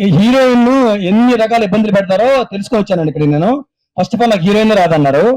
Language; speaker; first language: Telugu; native; Telugu